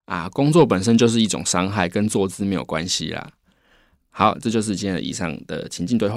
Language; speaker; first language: Chinese; native; Chinese